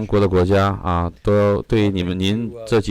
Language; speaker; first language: Chinese; native; Chinese